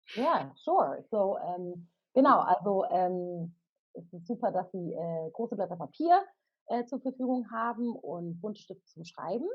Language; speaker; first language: German; native; German